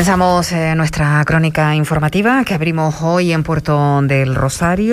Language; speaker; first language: Spanish; native; Spanish